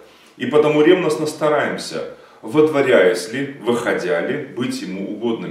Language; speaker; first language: Russian; native; Russian